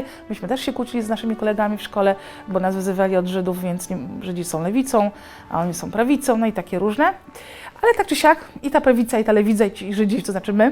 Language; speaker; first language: Polish; native; Polish